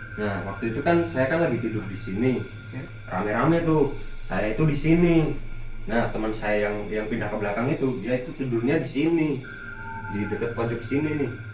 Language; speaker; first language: Indonesian; native; Indonesian